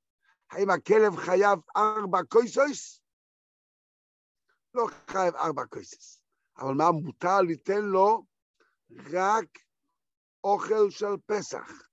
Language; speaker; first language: Hebrew; non-native, fluent; Yiddish